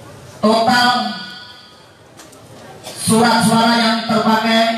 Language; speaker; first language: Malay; non-native, local second language; Javanese